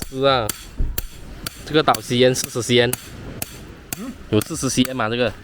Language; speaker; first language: Chinese; native; Chinese